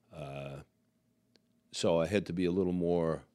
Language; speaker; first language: English; native; English